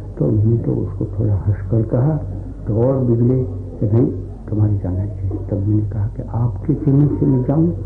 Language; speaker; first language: Hindi; non-native, local second language; Gujarati